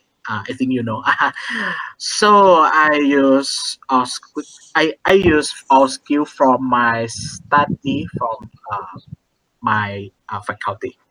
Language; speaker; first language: English; non-native, learner; Thai